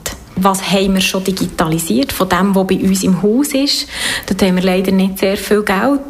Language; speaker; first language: German; native; German